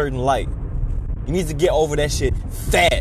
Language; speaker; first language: English; native; English